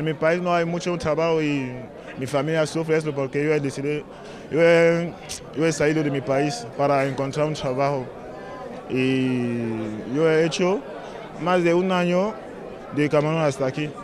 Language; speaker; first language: Spanish; non-native, learner; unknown